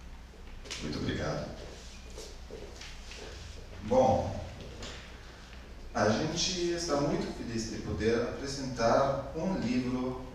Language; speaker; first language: Portuguese; non-native, fluent; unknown